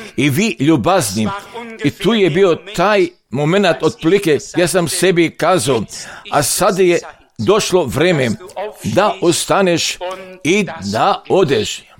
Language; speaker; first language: Croatian; non-native, fluent; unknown